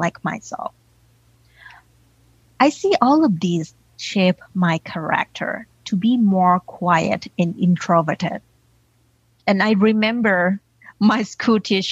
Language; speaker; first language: English; non-native, fluent; Thai